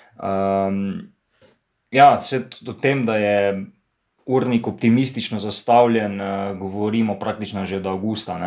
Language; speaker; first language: Slovenian; native; Slovenian